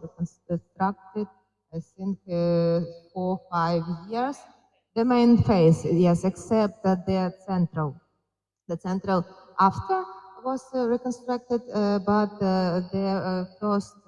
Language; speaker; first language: English; non-native, fluent; Ukrainian